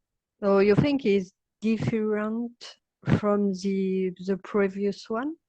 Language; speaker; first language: English; non-native, learner; French